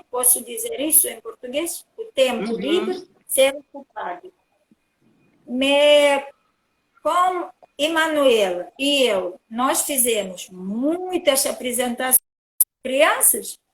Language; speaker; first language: Portuguese; non-native, learner; Russian